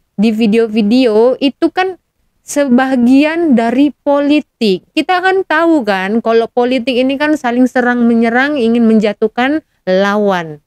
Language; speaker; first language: Malay; non-native, fluent; Indonesian